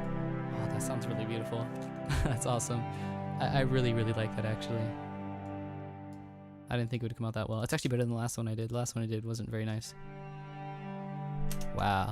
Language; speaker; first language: English; native; English